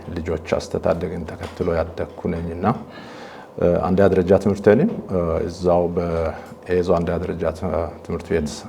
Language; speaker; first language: Amharic; non-native, local second language; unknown